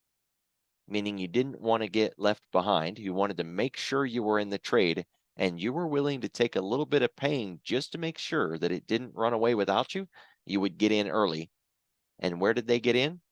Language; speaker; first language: English; native; English